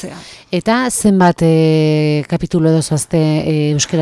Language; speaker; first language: Basque; native; Basque